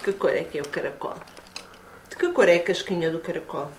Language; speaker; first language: Portuguese; native; Portuguese